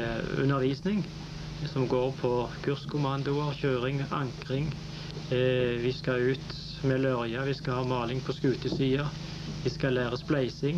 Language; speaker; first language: Norwegian; native; Norwegian